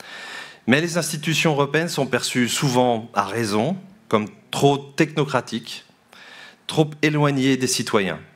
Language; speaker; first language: French; native; French